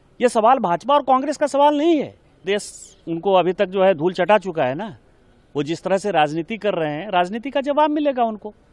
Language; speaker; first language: Hindi; native; Hindi